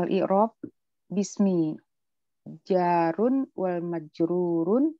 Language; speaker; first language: Arabic; non-native, learner; Indonesian